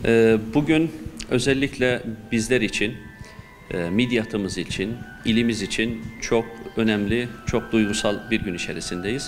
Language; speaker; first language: Turkish; native; Turkish